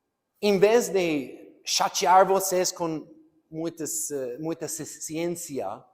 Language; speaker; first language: Portuguese; non-native, fluent; English